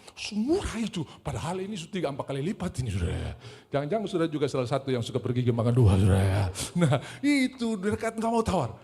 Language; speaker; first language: Indonesian; native; Indonesian